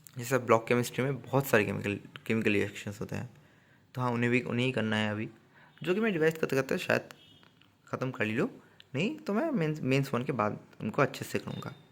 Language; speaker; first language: Hindi; non-native, local second language; Bangla